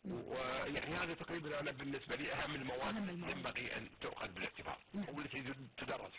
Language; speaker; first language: Arabic; native; Arabic